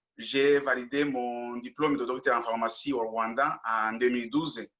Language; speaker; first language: French; non-native, local second language; Kinyarwanda